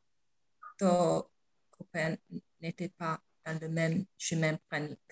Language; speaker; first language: French; non-native, fluent; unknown